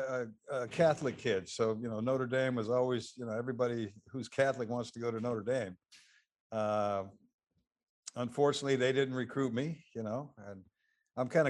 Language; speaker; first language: English; native; English